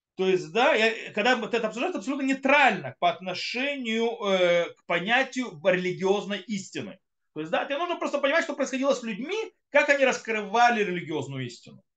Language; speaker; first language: Russian; early bilingual, heritage; Russian